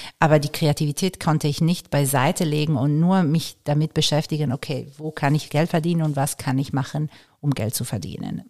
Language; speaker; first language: German; non-native, fluent; Italian